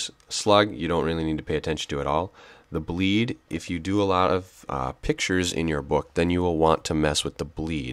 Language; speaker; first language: English; native; English